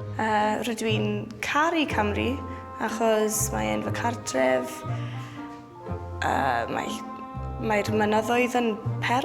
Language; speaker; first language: Welsh; non-native, local second language; English